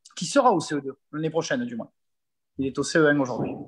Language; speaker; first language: French; native; French